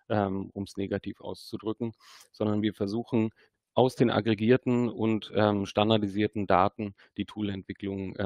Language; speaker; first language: German; native; German